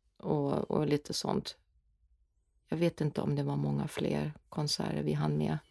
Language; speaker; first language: Swedish; non-native, fluent; German